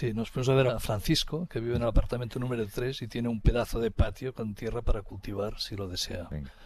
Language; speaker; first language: Spanish; native; Spanish